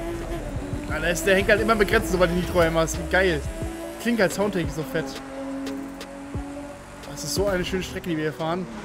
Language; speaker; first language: German; native; German